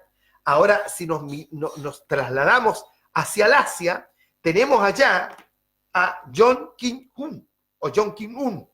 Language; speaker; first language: Spanish; native; Spanish